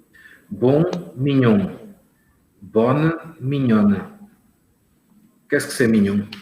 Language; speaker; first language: French; non-native, learner; Portuguese